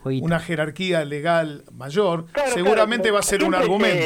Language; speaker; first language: Spanish; native; Spanish